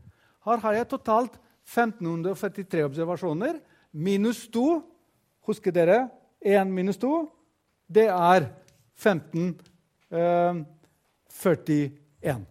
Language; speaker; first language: Norwegian; non-native, fluent; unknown